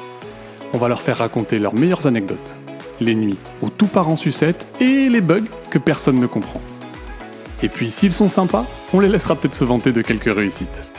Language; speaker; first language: French; native; French